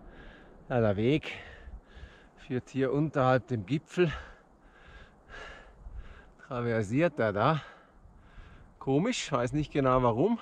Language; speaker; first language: German; native; German